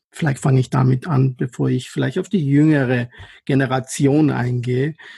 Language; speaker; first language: German; non-native, fluent; Persian